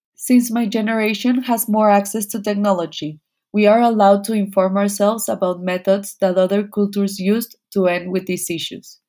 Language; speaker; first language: English; non-native, fluent; Spanish